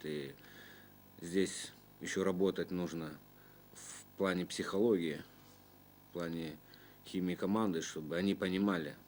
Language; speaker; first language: Russian; native; Russian